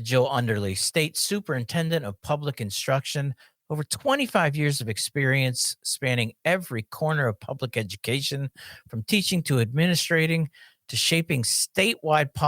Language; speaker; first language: English; native; English